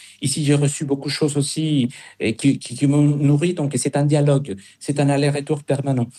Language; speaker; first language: French; non-native, fluent; Spanish